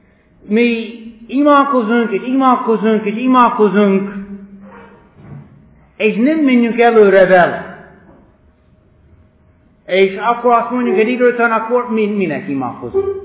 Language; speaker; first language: Hungarian; non-native, fluent; English